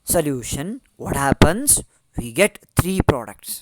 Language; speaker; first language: English; non-native, local second language; Kannada